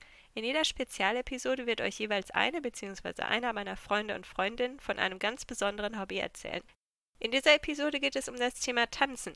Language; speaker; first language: German; native; German